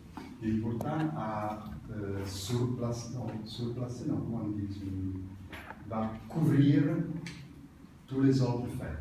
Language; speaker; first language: French; non-native, learner; Italian